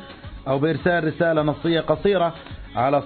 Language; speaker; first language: Arabic; native; Arabic